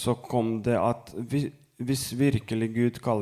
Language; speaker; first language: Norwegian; non-native, fluent; Lithuanian